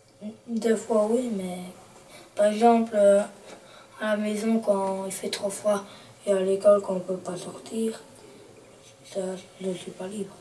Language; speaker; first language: French; early bilingual, other home language; Chechen